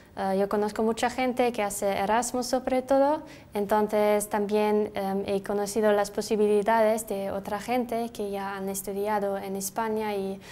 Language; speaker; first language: Spanish; non-native, fluent; German